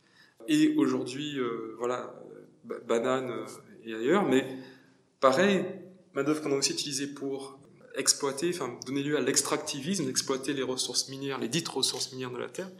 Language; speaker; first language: French; native; French